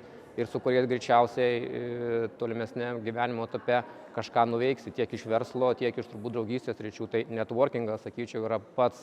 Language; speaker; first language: Lithuanian; native; Lithuanian